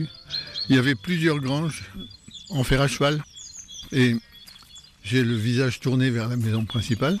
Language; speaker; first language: French; native; French